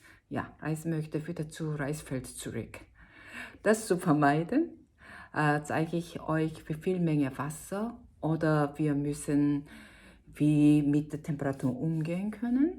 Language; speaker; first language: German; non-native, learner; Korean